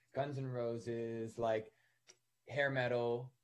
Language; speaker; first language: English; native; English